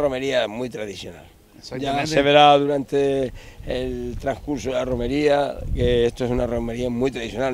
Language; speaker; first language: Spanish; native; Spanish